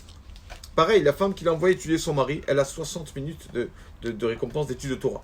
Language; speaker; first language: French; native; French